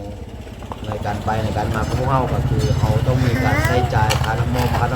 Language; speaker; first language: Thai; non-native, local second language; Lao